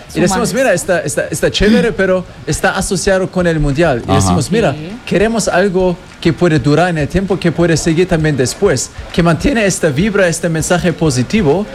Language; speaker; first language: Spanish; non-native, fluent; German